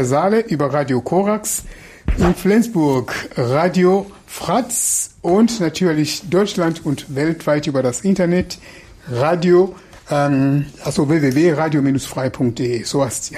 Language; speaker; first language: German; non-native, fluent; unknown